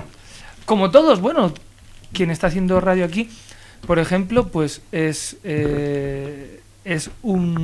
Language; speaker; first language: Spanish; native; Spanish